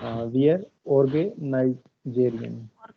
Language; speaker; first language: German; non-native, learner; Hindi